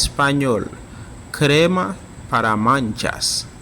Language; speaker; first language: Spanish; non-native, fluent; Haitian Creole